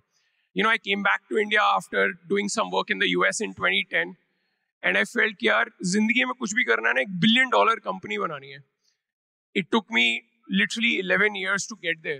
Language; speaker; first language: English; non-native, local second language; Punjabi